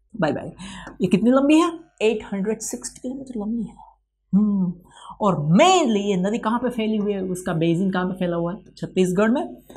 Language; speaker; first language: Hindi; non-native, local second language; Gujarati